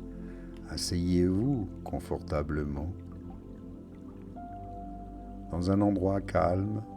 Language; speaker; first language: French; native; French